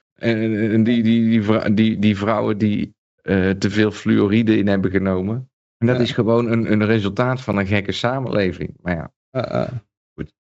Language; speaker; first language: Dutch; native; Dutch